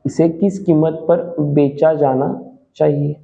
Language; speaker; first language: Hindi; non-native, local second language; Marathi